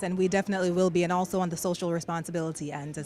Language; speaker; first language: English; native; English